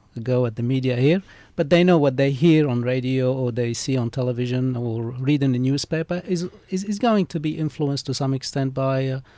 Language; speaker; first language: English; early bilingual, other home language; Arabic